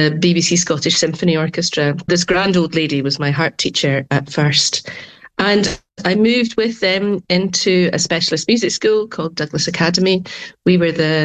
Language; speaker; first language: English; non-native, local second language; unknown